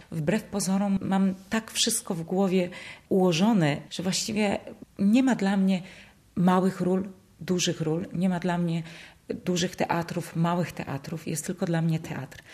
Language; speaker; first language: Polish; early bilingual, heritage; Polish